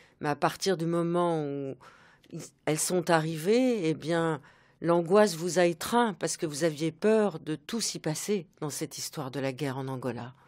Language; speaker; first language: French; native; French